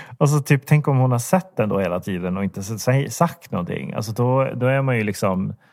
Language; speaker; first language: Swedish; native; Swedish